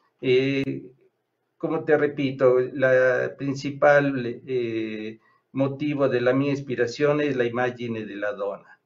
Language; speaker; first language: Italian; non-native, learner; Spanish